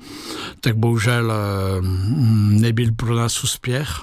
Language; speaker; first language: Czech; non-native, fluent; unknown